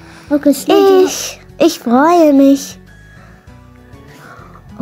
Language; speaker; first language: German; non-native, learner; Arabic